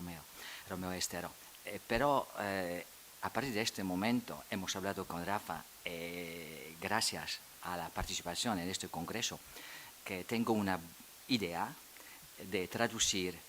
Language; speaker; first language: Spanish; non-native, fluent; Polish